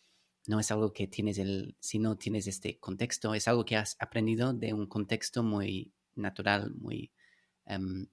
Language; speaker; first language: Spanish; non-native, fluent; English